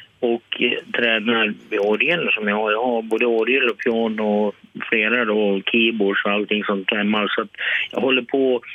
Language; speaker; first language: Swedish; native; Swedish